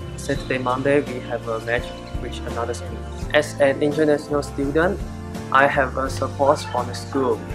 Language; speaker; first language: English; non-native, learner; Chinese